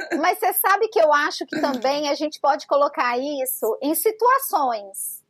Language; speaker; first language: Portuguese; native; Portuguese